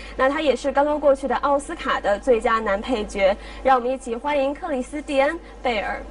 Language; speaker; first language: Chinese; native; Chinese